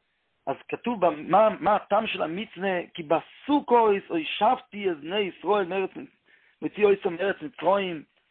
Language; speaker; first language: Hebrew; non-native, local second language; Yiddish